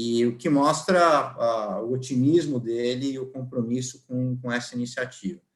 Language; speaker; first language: Portuguese; native; Portuguese